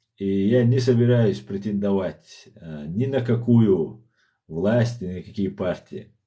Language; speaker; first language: Russian; non-native, local second language; Chechen